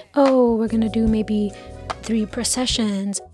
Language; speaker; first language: English; non-native, local second language; Hausa